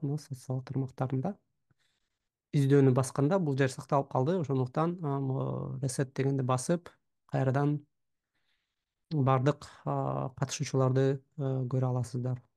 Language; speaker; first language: Kyrgyz; native; Kyrgyz